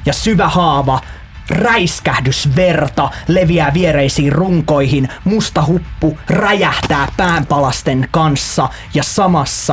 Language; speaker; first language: Finnish; native; Finnish